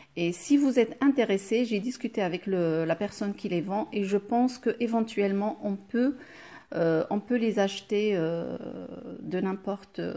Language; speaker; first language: French; non-native, local second language; Arabic